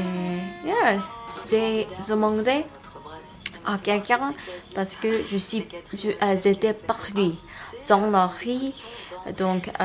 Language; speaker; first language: French; non-native, learner; Korean